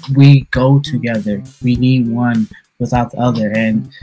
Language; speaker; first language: English; native; English